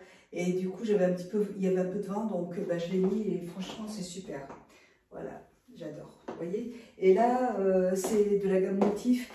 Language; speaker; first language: French; native; French